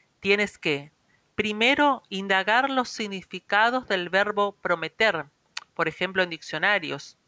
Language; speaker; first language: Spanish; native; Spanish